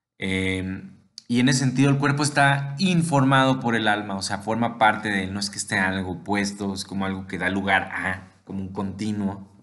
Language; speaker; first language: Spanish; native; Spanish